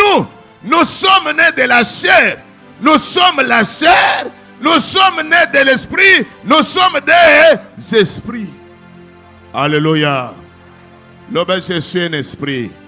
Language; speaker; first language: French; non-native, local second language; Lingala